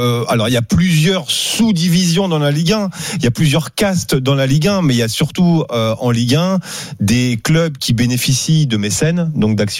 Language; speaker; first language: French; native; French